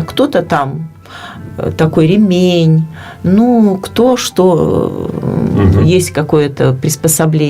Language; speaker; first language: Russian; native; Russian